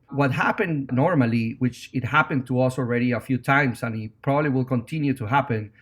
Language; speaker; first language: English; non-native, fluent; Spanish